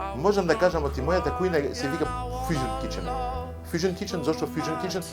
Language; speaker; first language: Macedonian; non-native, fluent; French